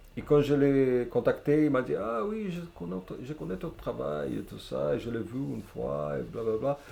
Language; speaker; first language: French; non-native, fluent; Portuguese